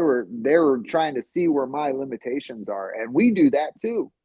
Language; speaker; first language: English; native; English